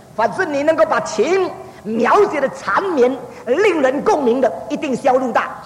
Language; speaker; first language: Chinese; early bilingual, heritage; Chinese